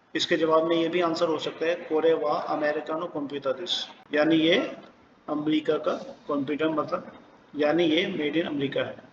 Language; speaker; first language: Urdu; native; Urdu